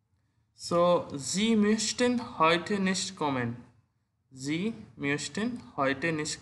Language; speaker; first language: German; non-native, learner; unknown